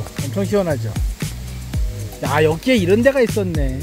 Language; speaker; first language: Korean; native; Korean